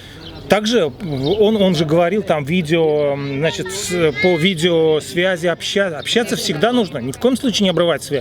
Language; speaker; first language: Russian; native; Russian